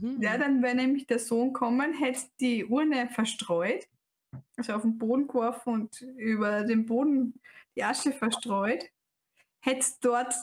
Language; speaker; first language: German; native; German